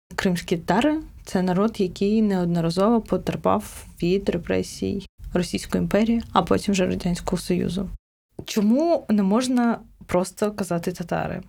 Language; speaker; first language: Ukrainian; non-native, local second language; Crimean Tatar